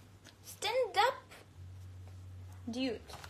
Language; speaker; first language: English; non-native, learner; Russian